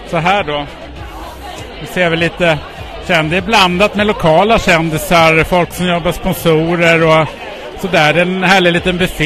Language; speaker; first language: Swedish; native; Swedish